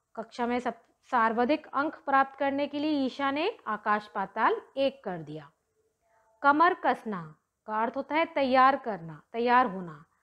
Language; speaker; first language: Hindi; native; Hindi